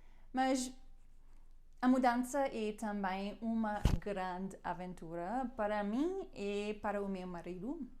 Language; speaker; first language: Portuguese; non-native, learner; German